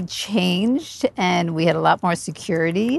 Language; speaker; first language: English; native; English